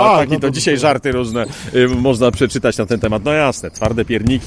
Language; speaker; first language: Polish; native; Polish